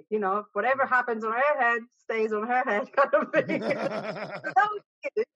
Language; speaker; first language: English; non-native, fluent; Greek